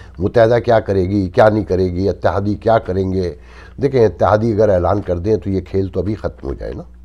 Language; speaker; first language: Urdu; native; Urdu